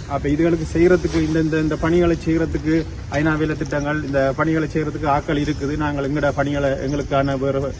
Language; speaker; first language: Tamil; native; Tamil